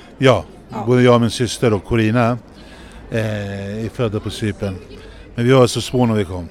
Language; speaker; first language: Swedish; early bilingual, other home language; Greek